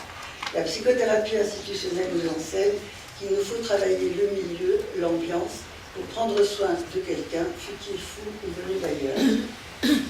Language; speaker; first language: French; native; French